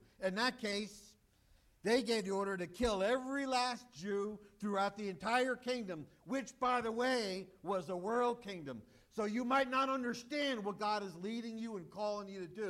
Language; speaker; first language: English; native; English